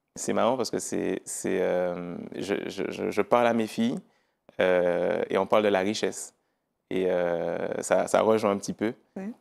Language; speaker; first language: French; native; French